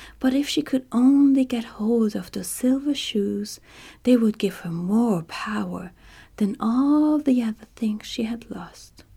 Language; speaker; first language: English; non-native, fluent; German